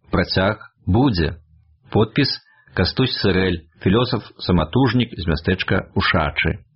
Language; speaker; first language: Belarusian; native; Belarusian